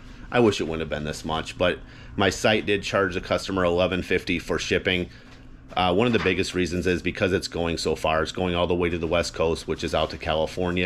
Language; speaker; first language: English; native; English